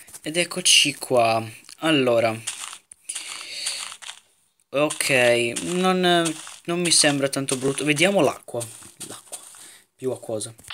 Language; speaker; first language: Italian; native; Italian